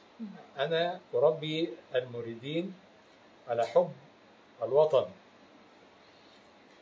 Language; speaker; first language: Arabic; native; Arabic